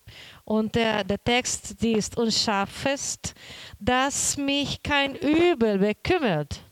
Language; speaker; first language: German; non-native, learner; Portuguese